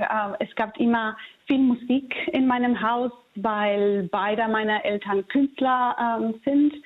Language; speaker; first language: German; non-native, fluent; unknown